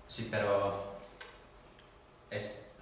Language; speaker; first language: Spanish; non-native, fluent; English